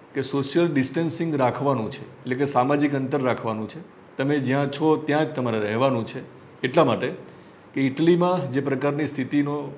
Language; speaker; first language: Gujarati; native; Gujarati